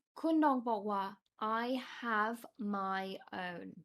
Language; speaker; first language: Thai; non-native, fluent; English